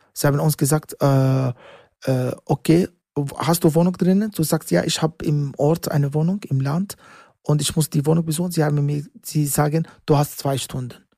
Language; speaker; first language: German; non-native, learner; Arabic